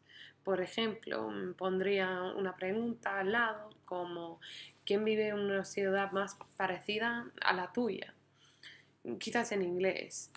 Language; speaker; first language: Spanish; non-native, fluent; English